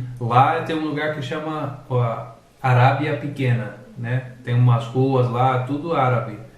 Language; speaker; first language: Portuguese; non-native, fluent; English